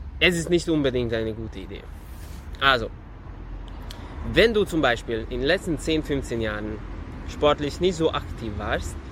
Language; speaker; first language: German; non-native, fluent; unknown